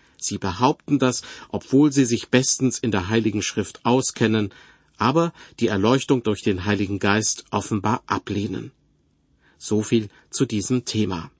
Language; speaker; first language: German; native; German